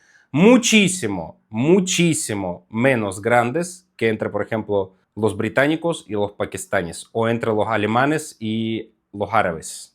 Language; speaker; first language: Spanish; non-native, fluent; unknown